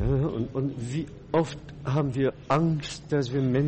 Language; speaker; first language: German; non-native, fluent; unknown